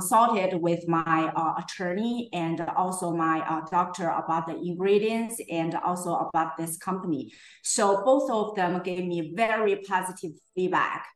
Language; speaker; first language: English; non-native, fluent; Chinese